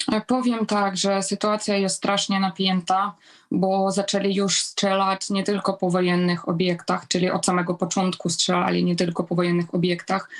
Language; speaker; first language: Polish; non-native, fluent; Ukrainian